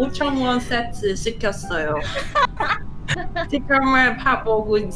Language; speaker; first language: Korean; non-native, learner; Cantonese